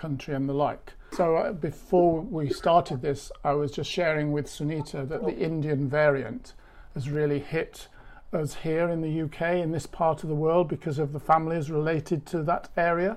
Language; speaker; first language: English; native; English